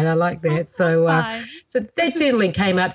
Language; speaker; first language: English; native; English